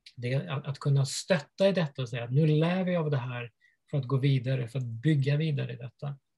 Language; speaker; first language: Swedish; native; Swedish